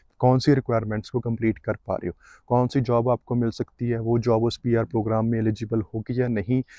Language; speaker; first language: Hindi; non-native, local second language; Punjabi